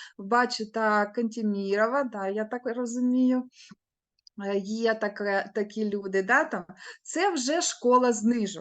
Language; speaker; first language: Ukrainian; non-native, local second language; Russian